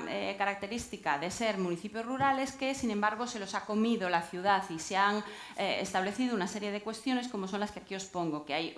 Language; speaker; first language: Spanish; native; Spanish